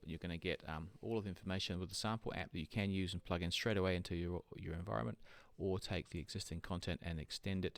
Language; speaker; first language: English; native; English